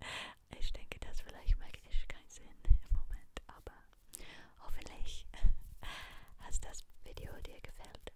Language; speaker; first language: German; non-native, learner; English